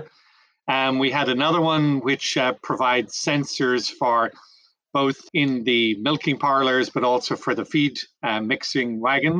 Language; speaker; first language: English; native; English